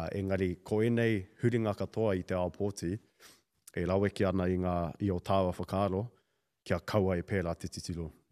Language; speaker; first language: Māori; native; Māori